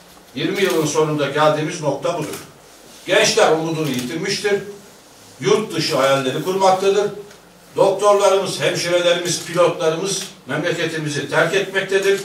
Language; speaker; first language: Turkish; native; Turkish